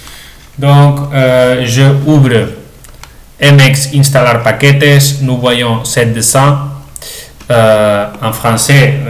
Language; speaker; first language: French; non-native, learner; Spanish